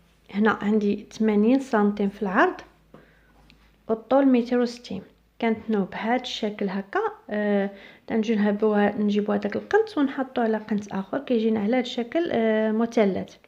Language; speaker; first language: Arabic; native; Arabic